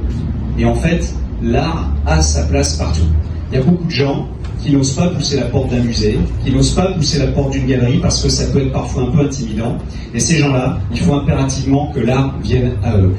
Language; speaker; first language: French; native; French